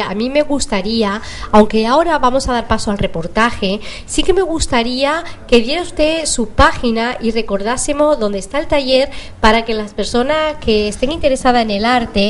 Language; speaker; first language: Spanish; native; Spanish